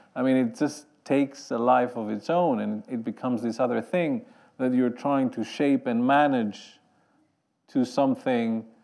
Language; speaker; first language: English; non-native, fluent; Greek